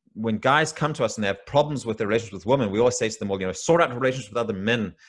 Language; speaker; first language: English; native; English